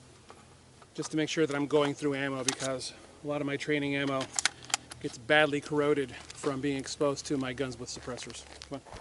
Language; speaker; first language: English; native; English